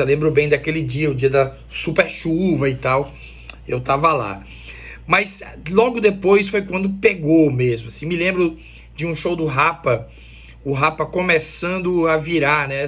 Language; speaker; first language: Portuguese; native; Portuguese